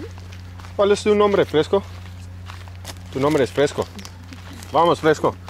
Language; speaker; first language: Spanish; non-native, learner; English